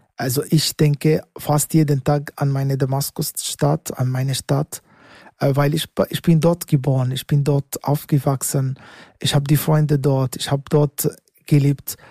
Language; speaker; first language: German; non-native, learner; Arabic